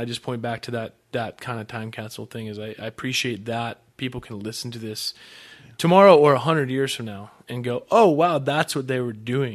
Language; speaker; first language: English; native; English